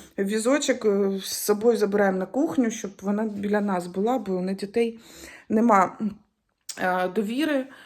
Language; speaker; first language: Ukrainian; native; Ukrainian